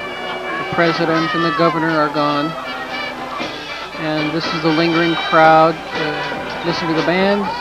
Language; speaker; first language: English; native; English